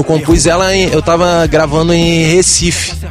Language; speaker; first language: Portuguese; native; Portuguese